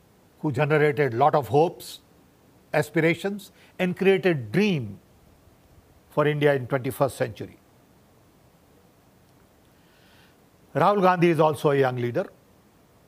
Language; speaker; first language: English; non-native, local second language; Gujarati